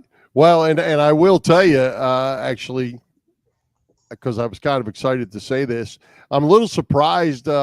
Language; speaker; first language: English; native; English